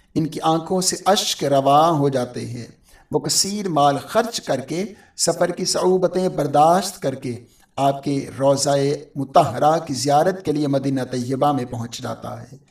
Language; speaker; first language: Urdu; native; Urdu